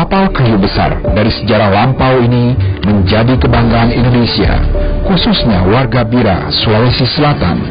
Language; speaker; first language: Indonesian; native; Indonesian